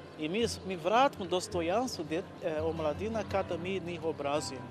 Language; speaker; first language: Bosnian; non-native, learner; Portuguese